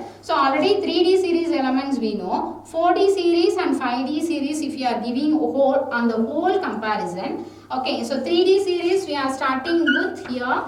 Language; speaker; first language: English; non-native, local second language; Tamil